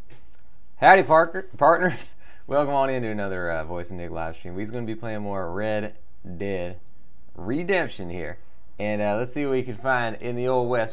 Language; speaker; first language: English; native; English